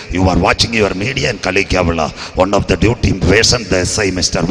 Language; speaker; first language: English; non-native, local second language; Malayalam